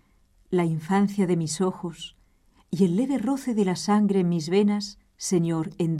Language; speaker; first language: Spanish; native; Spanish